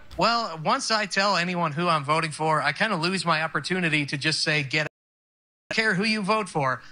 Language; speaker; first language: English; native; English